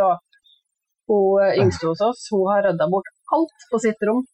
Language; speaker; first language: Norwegian; native; Norwegian